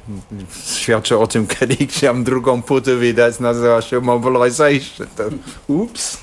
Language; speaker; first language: Polish; non-native, fluent; English